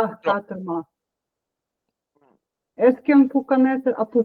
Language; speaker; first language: French; non-native, fluent; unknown